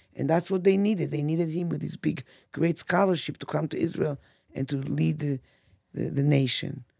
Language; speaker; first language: English; non-native, fluent; Hebrew